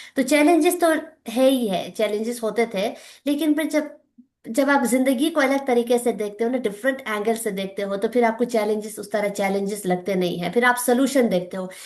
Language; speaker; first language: Urdu; non-native, local second language; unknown